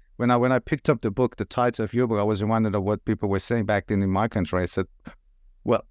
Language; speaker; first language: English; non-native, fluent; Persian